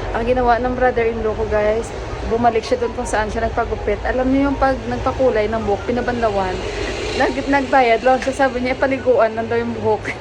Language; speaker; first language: Filipino; native; Filipino